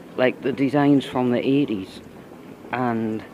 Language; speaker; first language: English; native; English